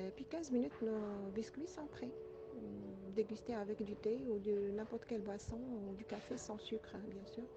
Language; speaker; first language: French; non-native, local second language; Arabic